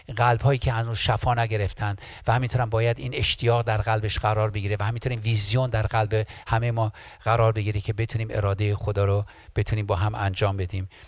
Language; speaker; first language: Persian; early bilingual, heritage; Persian